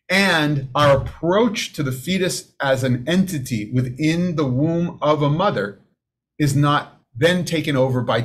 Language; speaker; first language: English; native; English